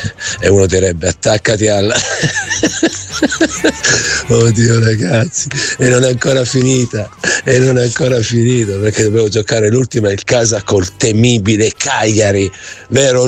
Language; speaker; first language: Italian; native; Italian